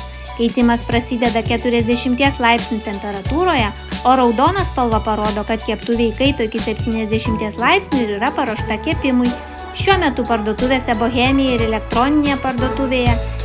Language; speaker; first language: Lithuanian; native; Lithuanian